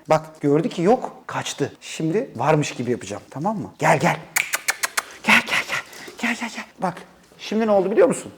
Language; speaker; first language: Turkish; native; Turkish